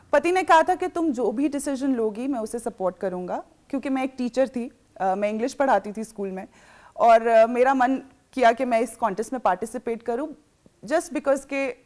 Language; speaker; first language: Hindi; native; Hindi